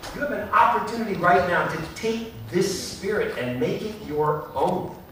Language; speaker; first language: English; native; English